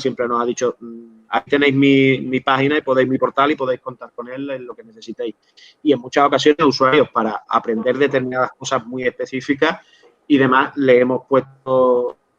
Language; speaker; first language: Spanish; native; Spanish